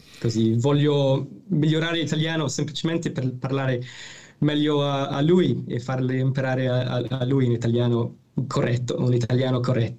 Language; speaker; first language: Italian; non-native, fluent; English